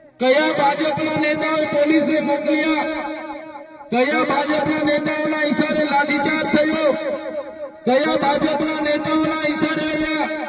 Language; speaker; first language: Gujarati; non-native, local second language; Bhili